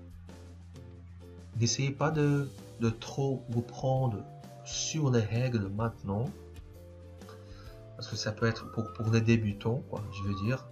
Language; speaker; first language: French; non-native, fluent; Portuguese